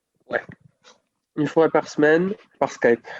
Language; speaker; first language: French; non-native, fluent; Czech